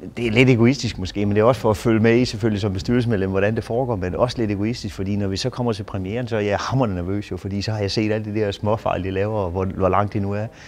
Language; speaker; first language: Danish; native; Danish